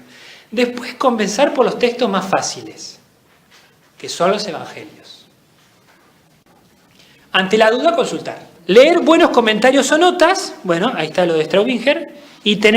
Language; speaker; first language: Spanish; native; Spanish